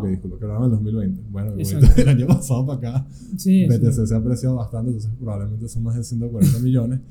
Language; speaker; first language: Spanish; native; Spanish